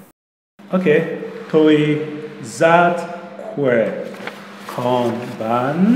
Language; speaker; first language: Vietnamese; non-native, learner; English